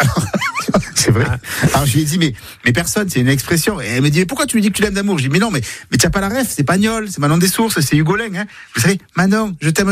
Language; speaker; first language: French; native; French